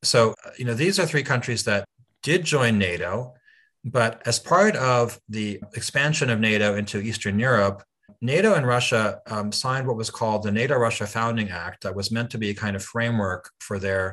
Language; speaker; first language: English; native; English